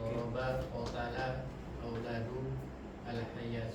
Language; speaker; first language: Arabic; non-native, learner; Indonesian